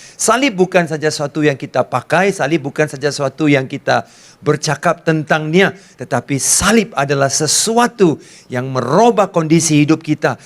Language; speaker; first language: Malay; non-native, local second language; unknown